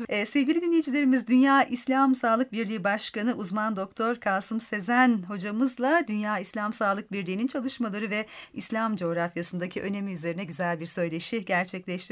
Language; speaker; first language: Turkish; native; Turkish